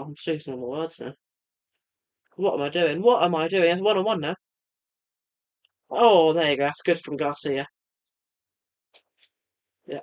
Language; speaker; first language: English; native; English